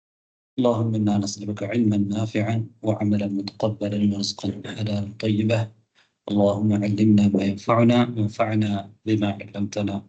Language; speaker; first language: Arabic; non-native, fluent; Tamil